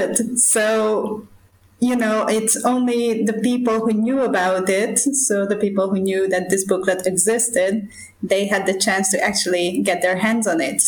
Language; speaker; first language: English; non-native, fluent; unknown